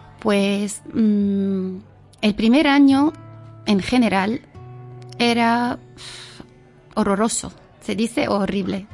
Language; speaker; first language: Spanish; non-native, fluent; Arabic